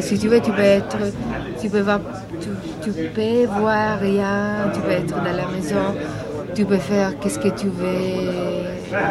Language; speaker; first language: French; non-native, learner; Italian